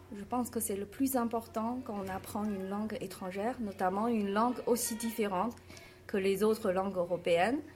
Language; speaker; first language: French; non-native, fluent; Chinese